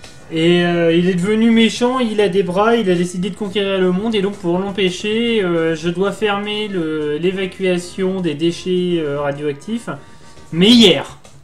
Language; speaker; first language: French; native; French